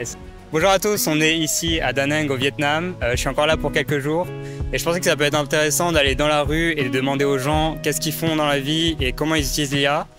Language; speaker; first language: French; native; French